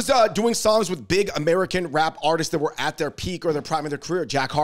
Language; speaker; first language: English; native; English